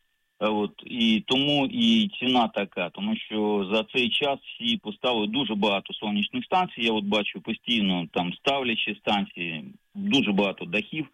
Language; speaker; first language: Ukrainian; native; Ukrainian